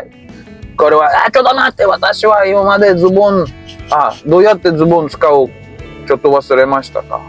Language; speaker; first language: Japanese; native; Japanese